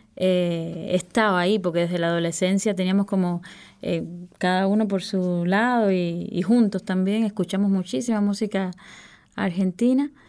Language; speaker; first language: Spanish; native; Spanish